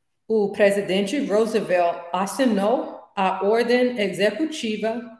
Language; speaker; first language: Portuguese; non-native, learner; English